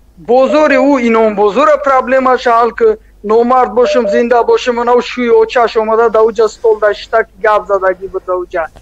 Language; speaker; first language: Tajik; native; Tajik